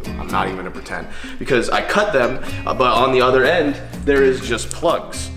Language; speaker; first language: English; native; English